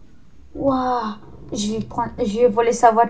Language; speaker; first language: French; native; French